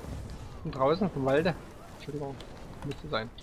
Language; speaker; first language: German; native; German